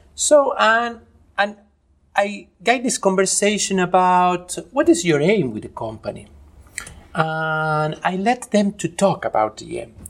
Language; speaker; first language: English; non-native, fluent; Spanish